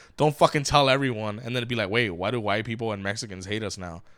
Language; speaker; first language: English; early bilingual, other home language; Spanish